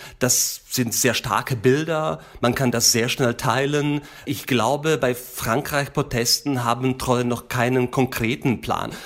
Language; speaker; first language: German; non-native, fluent; Slovak